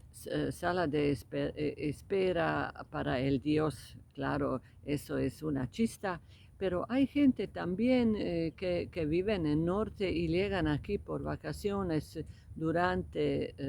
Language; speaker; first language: Spanish; non-native, fluent; Croatian